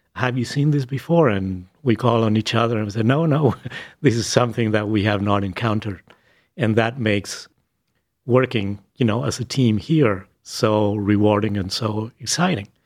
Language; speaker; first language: English; non-native, fluent; Spanish